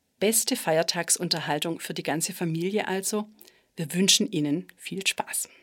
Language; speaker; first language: German; native; German